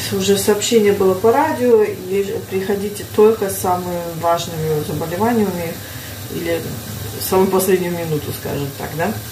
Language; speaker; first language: Russian; early bilingual, heritage; Russian